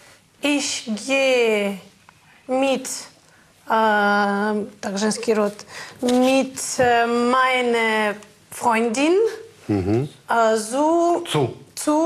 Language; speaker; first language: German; non-native, learner; Russian